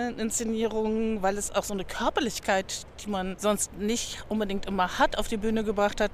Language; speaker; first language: German; native; German